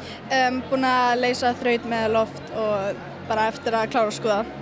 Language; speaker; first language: Icelandic; native; Icelandic